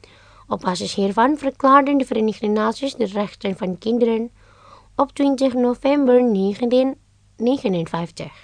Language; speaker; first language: Dutch; non-native, fluent; Indonesian